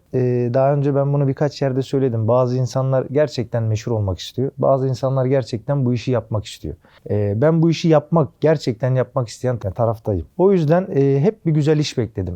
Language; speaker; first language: Turkish; native; Turkish